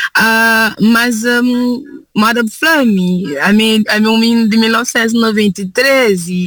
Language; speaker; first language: Portuguese; non-native, local second language; Kabuverdianu